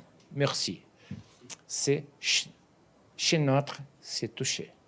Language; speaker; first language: French; non-native, learner; Portuguese